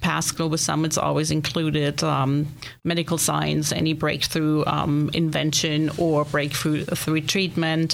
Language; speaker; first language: English; non-native, fluent; German